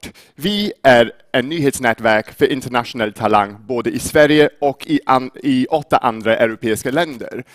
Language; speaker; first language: Swedish; non-native, fluent; English